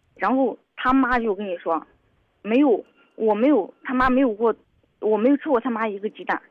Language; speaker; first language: Chinese; native; Chinese